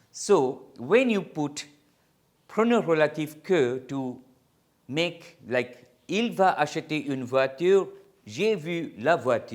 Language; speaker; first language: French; non-native, fluent; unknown